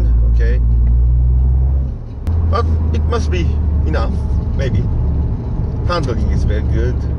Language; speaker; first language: English; non-native, learner; Japanese